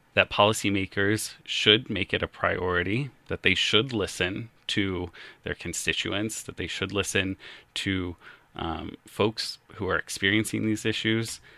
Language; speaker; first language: English; native; English